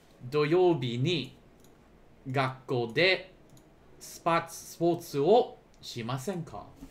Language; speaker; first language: Japanese; non-native, fluent; English